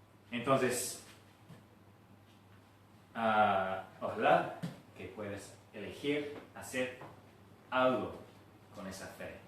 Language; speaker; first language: Spanish; non-native, fluent; English